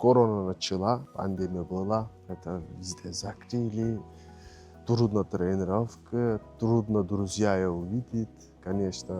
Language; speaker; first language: Russian; non-native, learner; Turkish